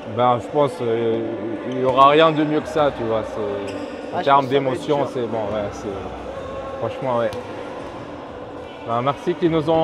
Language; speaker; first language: French; native; French